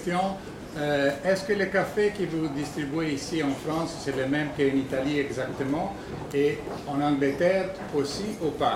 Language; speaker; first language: French; non-native, fluent; Italian